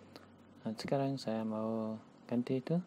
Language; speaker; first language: Indonesian; non-native, learner; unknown